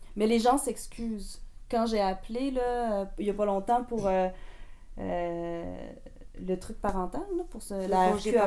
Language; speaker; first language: French; native; French